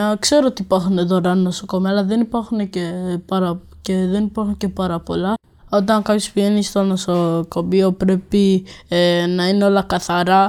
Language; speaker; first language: Greek; early bilingual, other home language; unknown